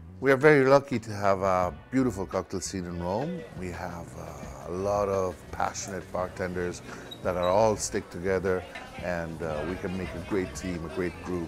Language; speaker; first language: English; non-native, fluent; Italian